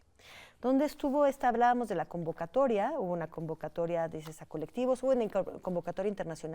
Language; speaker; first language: Spanish; native; Spanish